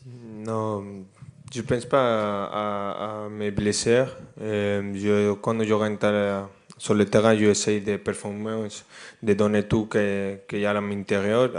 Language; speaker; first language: French; non-native, fluent; Spanish